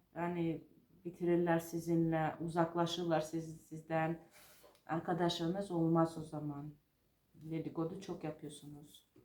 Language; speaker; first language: Turkish; non-native, fluent; Georgian